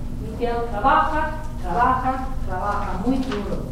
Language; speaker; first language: Spanish; non-native, fluent; English